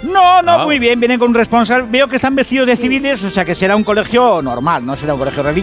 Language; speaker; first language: Spanish; native; Spanish